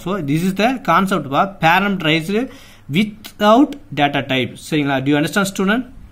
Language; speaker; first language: English; non-native, local second language; Tamil